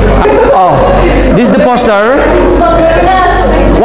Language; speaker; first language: English; non-native, fluent; Indonesian